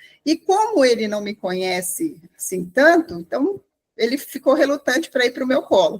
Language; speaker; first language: Portuguese; native; Portuguese